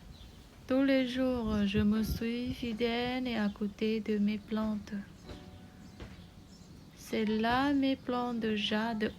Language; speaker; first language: French; non-native, learner; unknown